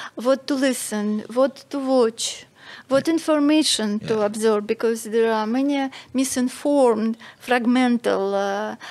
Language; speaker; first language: English; non-native, fluent; Russian